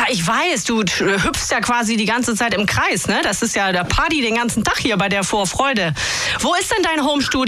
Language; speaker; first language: German; native; German